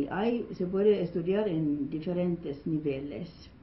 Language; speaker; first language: Spanish; non-native, fluent; Finnish